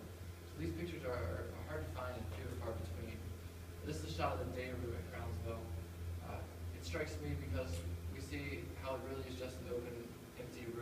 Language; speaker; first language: English; native; English